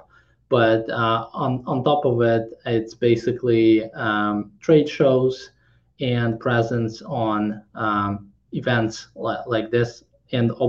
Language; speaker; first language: English; non-native, fluent; Kazakh